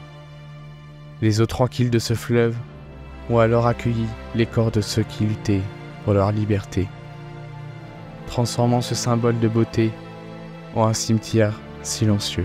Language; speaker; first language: French; native; French